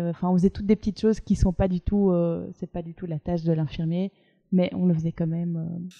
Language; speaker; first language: French; native; French